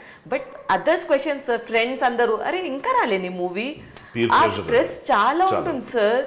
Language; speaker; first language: Telugu; non-native, local second language; Hindi